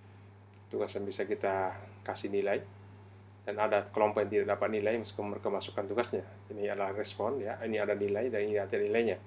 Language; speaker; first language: Indonesian; native; Indonesian